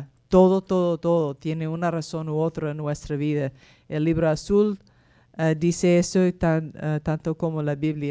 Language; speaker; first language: Spanish; non-native, fluent; English